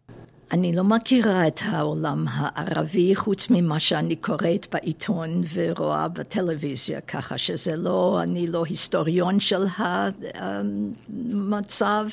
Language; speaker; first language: Hebrew; non-native, fluent; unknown